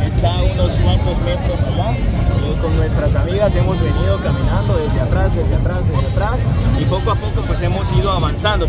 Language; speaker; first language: Spanish; native; Spanish